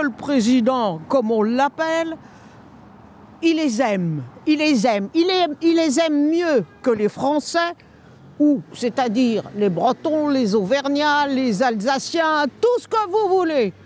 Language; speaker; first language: French; native; French